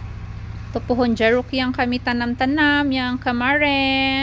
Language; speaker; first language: Indonesian; non-native, learner; Filipino